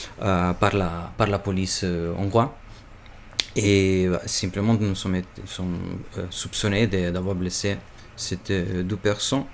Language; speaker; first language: French; non-native, fluent; Albanian